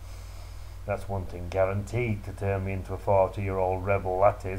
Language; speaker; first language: English; native; English